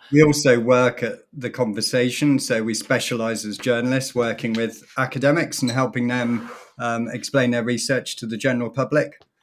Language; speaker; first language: English; native; English